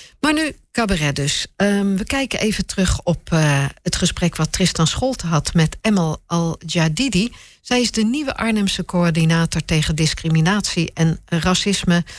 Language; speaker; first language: Dutch; native; Dutch